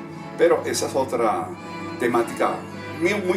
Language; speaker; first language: Spanish; native; Spanish